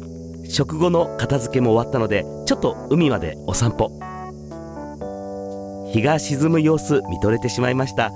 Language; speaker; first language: Japanese; native; Japanese